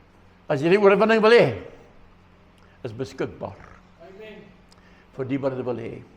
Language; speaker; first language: Afrikaans; native; Afrikaans